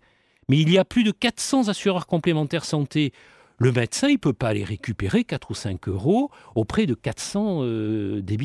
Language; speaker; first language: French; native; French